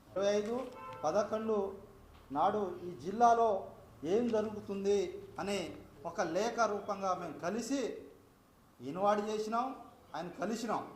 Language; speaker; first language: Telugu; non-native, local second language; Lambadi